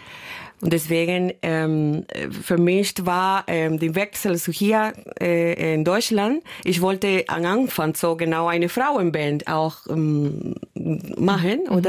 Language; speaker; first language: German; non-native, fluent; Spanish